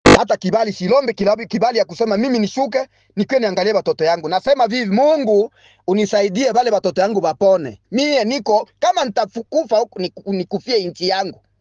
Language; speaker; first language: Swahili; non-native, local second language; Bembe